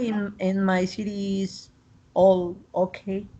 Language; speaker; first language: English; non-native, learner; Spanish